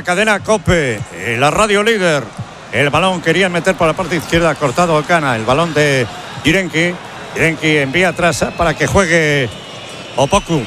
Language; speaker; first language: Spanish; native; Spanish